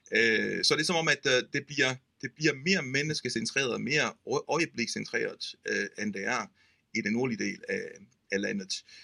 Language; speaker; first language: Danish; non-native, fluent; Italian